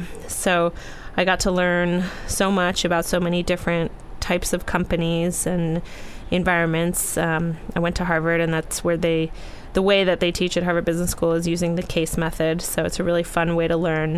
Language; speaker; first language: English; native; English